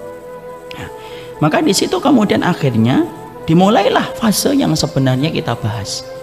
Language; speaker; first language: Indonesian; native; Indonesian